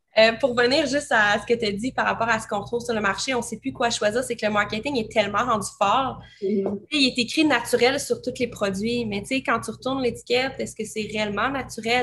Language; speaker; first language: French; native; French